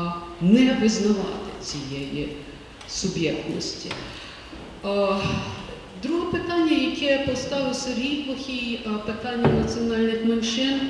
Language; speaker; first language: Ukrainian; native; Ukrainian